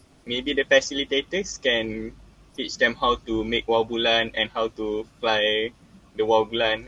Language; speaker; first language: English; non-native, local second language; Malay